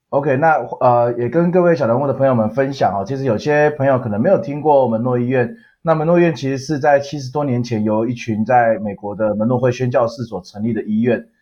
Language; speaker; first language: Chinese; native; Chinese